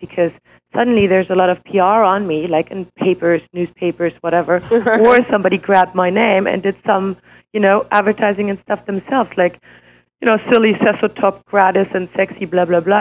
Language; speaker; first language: English; non-native, fluent; German